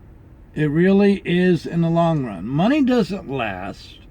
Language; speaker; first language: English; native; English